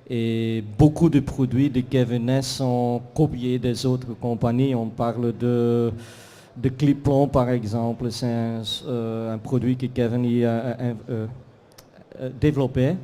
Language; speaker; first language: French; non-native, fluent; Dutch